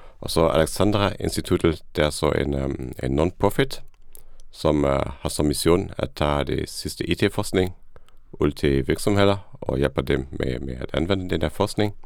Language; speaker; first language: Danish; non-native, fluent; Luxembourgish